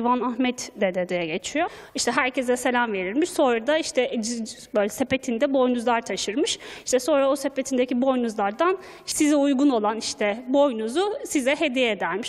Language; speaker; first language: Turkish; native; Turkish